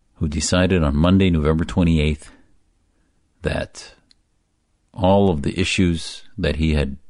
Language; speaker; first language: English; early bilingual, other home language; Arabic